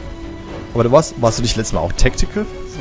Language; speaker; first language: German; native; German